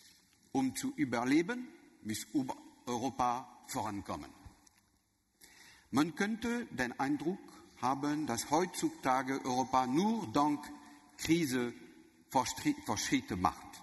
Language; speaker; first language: German; non-native, learner; French